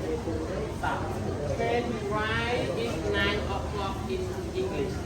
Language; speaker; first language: English; non-native, learner; Khmer